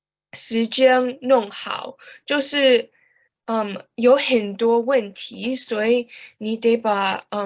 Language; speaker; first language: Chinese; early bilingual, heritage; Chinese